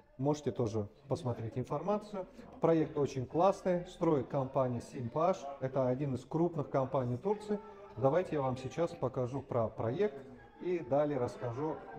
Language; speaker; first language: Russian; non-native, local second language; Kazakh